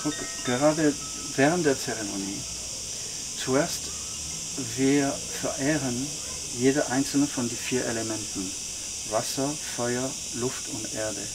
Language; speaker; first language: German; non-native, fluent; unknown